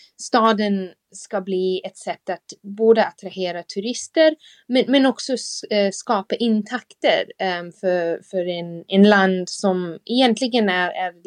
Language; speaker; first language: Swedish; non-native, fluent; English